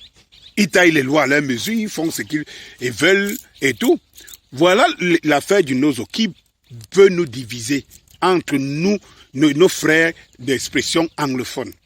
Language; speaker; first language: French; native; French